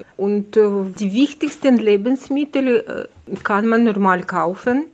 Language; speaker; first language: German; non-native, fluent; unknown